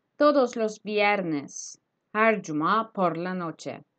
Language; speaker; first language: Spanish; non-native, fluent; Turkish